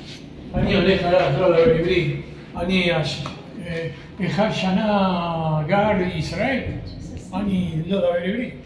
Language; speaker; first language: Hebrew; non-native, learner; Spanish